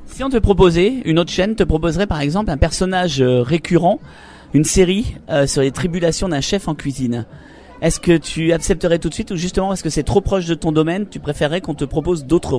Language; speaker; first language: French; native; French